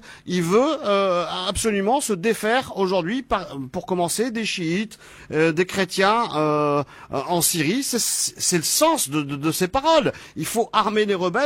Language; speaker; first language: French; native; French